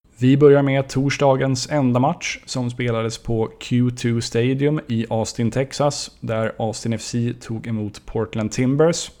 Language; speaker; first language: Swedish; native; Swedish